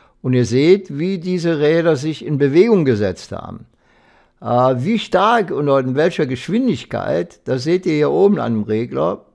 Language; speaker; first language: German; native; German